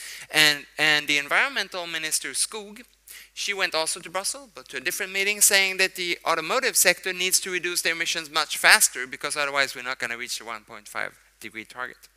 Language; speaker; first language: English; non-native, fluent; Swedish